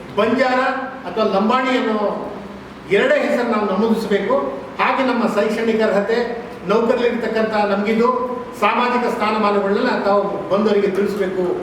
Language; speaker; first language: Kannada; non-native, local second language; Lambadi